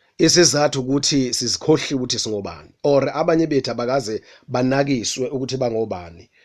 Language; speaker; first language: Zulu; native; Zulu